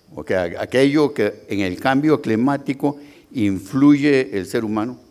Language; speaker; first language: Spanish; native; Spanish